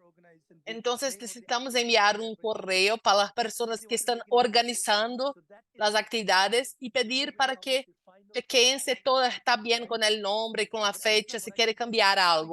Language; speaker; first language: Spanish; non-native, fluent; Portuguese